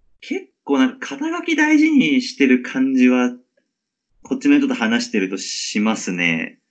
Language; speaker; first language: Japanese; native; Japanese